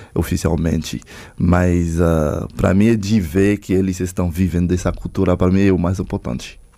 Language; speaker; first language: Portuguese; non-native, fluent; Haitian Creole